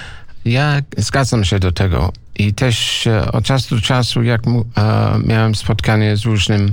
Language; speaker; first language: Polish; non-native, learner; English